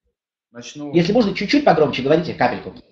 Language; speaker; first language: Russian; native; Russian